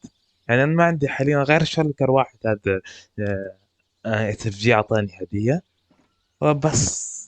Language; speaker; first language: Arabic; native; Arabic